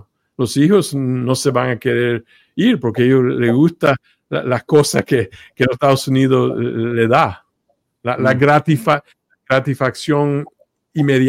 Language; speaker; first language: Spanish; early bilingual, heritage; Spanish